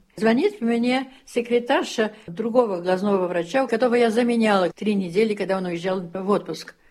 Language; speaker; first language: Russian; early bilingual, heritage; Russian